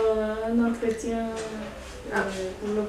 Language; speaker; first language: French; non-native, fluent; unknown